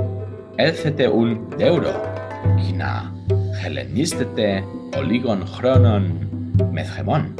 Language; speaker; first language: Greek; non-native, fluent; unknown